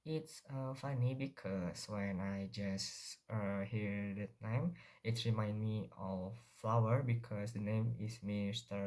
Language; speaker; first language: English; non-native, learner; Indonesian